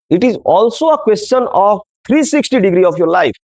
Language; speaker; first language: Hindi; non-native, local second language; Bangla